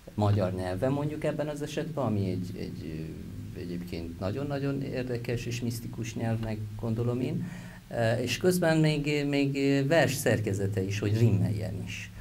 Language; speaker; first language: Hungarian; non-native, fluent; Persian